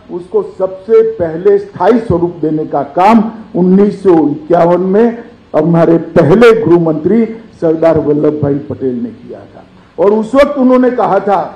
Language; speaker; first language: Hindi; non-native, local second language; Gujarati